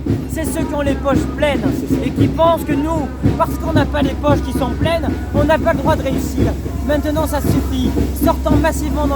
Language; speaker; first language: French; native; French